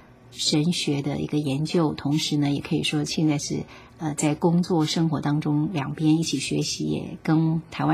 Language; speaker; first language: Chinese; native; Chinese